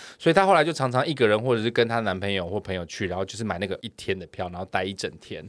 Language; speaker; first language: Chinese; native; Chinese